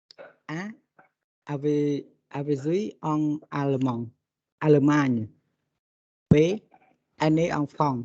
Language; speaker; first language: French; non-native, learner; Khmer